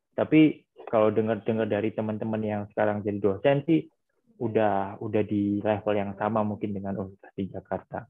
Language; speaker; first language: Indonesian; native; Indonesian